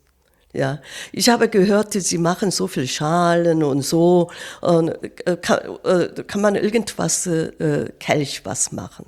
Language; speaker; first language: German; non-native, fluent; Korean